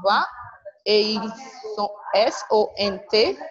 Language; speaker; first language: French; non-native, learner; Portuguese